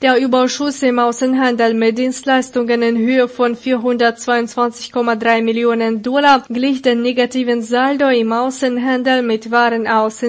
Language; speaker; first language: German; non-native, fluent; Russian